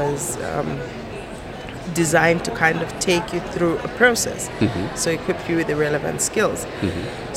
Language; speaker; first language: English; non-native, local second language; Bemba